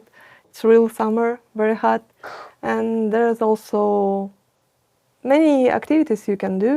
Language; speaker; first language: English; non-native, fluent; Russian